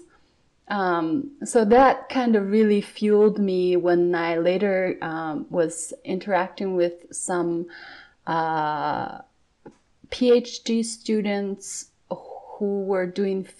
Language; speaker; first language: English; non-native, fluent; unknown